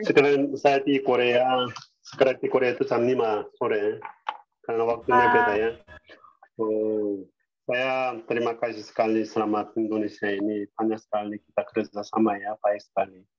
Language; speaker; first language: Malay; non-native, learner; Korean